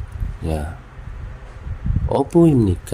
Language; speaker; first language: Korean; non-native, fluent; Indonesian